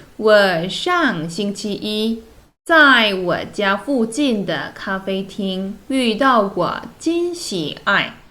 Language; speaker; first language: Chinese; non-native, fluent; Korean